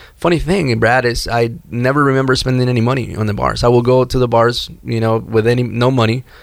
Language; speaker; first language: English; early bilingual, other home language; Spanish